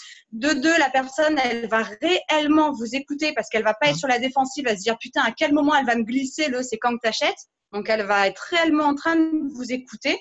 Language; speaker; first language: French; native; French